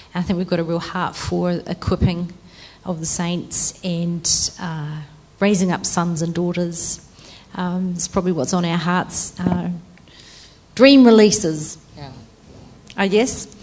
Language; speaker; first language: English; native; English